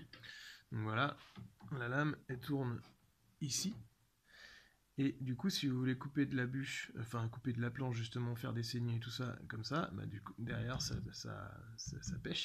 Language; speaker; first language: French; native; French